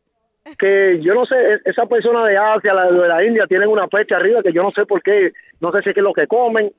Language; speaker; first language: Spanish; native; Spanish